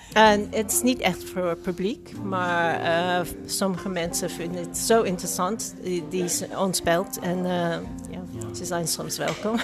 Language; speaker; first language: Dutch; non-native, fluent; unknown